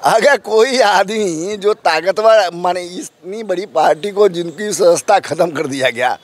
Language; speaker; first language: Hindi; native; Hindi